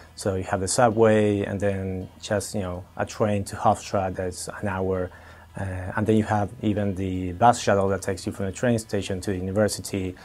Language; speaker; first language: English; non-native, fluent; Spanish